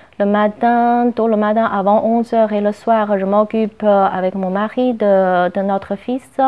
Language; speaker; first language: French; non-native, fluent; Chinese